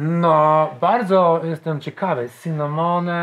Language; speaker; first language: Polish; non-native, learner; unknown